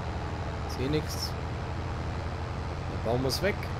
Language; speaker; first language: German; native; German